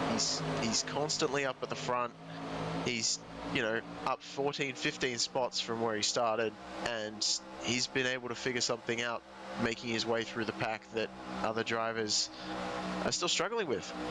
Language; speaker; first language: English; native; English